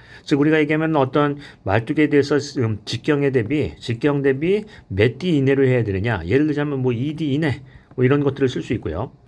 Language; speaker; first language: Korean; native; Korean